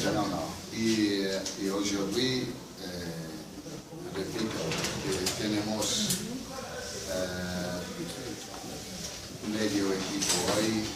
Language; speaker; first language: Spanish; non-native, fluent; English